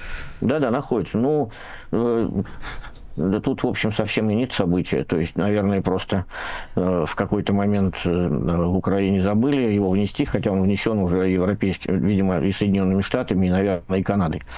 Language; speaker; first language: Russian; native; Russian